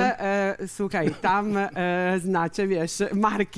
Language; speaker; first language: Polish; non-native, learner; Italian